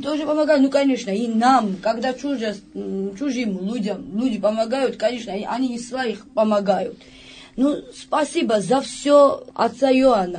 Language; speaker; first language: Russian; non-native, fluent; Georgian